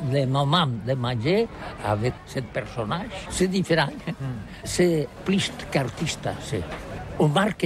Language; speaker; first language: French; non-native, learner; Catalan